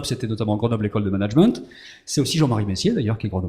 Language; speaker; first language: French; native; French